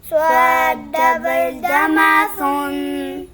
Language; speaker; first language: Arabic; non-native, learner; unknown